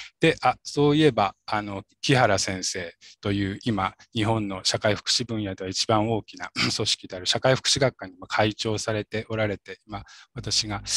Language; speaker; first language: Japanese; native; Japanese